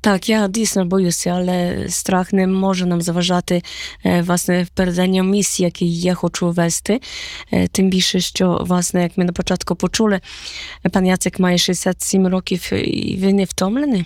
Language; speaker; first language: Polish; non-native, learner; Ukrainian